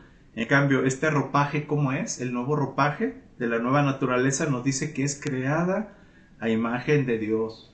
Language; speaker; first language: Spanish; native; Spanish